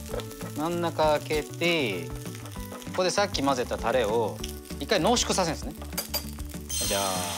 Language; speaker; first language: Japanese; native; Japanese